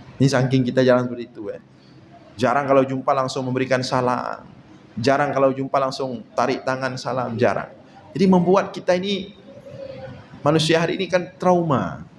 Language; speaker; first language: Malay; non-native, local second language; Achinese